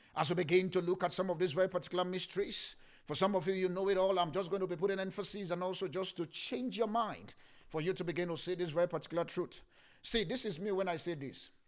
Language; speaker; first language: English; non-native, local second language; Yoruba